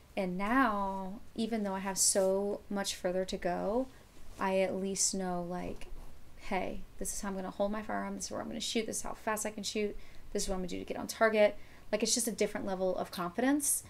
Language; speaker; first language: English; native; English